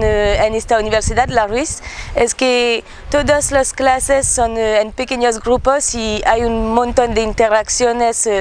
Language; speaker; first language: Spanish; non-native, learner; French